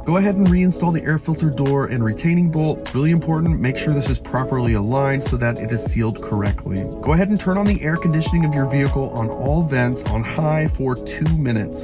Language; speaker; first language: English; native; English